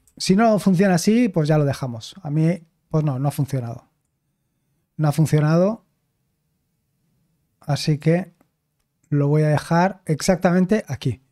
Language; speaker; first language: Spanish; native; Spanish